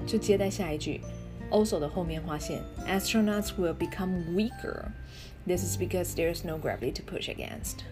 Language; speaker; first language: English; non-native, fluent; Chinese